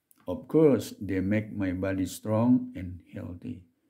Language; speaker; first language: English; non-native, fluent; Indonesian